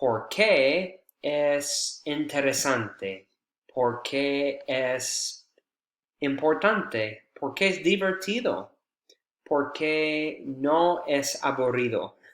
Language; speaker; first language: Spanish; non-native, fluent; English